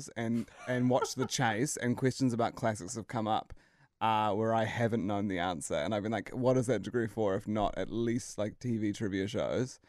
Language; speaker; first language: English; native; English